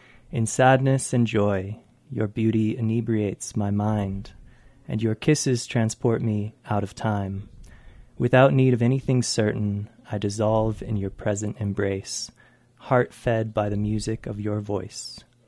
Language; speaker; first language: English; native; English